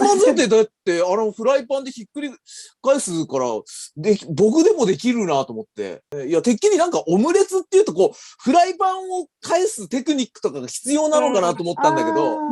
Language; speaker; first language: Japanese; native; Japanese